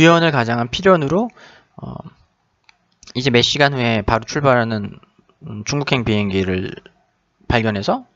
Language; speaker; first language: Korean; native; Korean